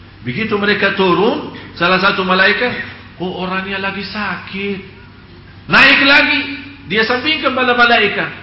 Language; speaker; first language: Indonesian; non-native, fluent; Arabic